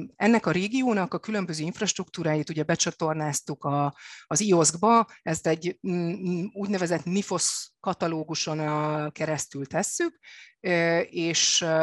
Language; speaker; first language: Hungarian; native; Hungarian